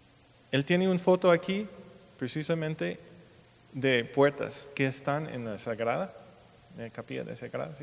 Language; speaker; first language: Spanish; non-native, fluent; English